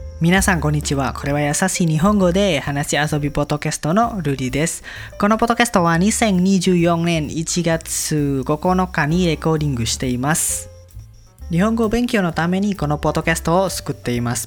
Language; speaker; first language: Japanese; non-native, learner; Indonesian